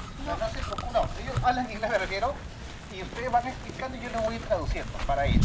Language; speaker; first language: Spanish; native; Spanish